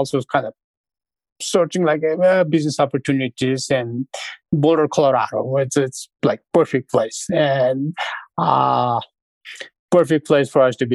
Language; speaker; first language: English; non-native, fluent; Sherpa